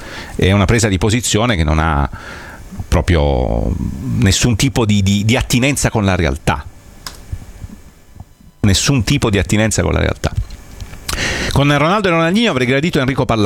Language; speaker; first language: Italian; native; Italian